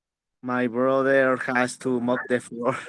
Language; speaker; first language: English; non-native, learner; Spanish